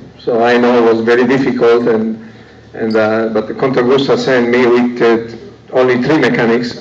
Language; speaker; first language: English; non-native, learner; Italian